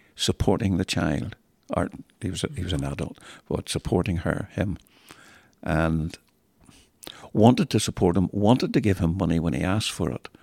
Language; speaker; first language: English; native; English